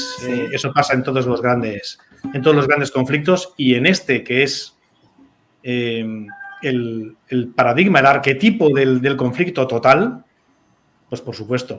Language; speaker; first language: Spanish; native; Spanish